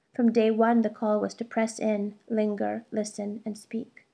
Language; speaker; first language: English; early bilingual, other home language; Malayalam